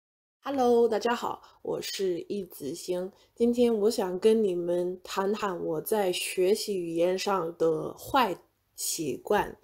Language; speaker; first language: Chinese; non-native, fluent; English